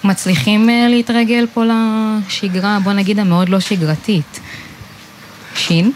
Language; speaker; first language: Hebrew; native; Hebrew